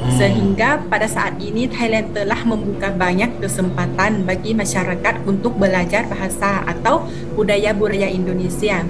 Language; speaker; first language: Indonesian; non-native, fluent; Thai